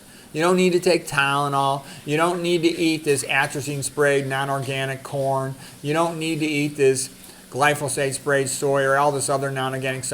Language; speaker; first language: English; native; English